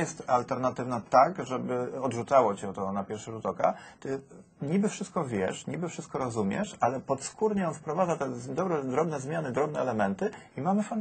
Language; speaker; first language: Polish; native; Polish